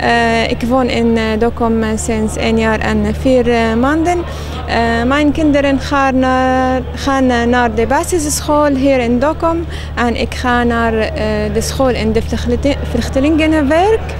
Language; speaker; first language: Dutch; non-native, learner; Arabic